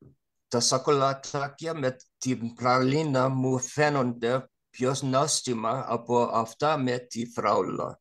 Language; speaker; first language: Greek; non-native, learner; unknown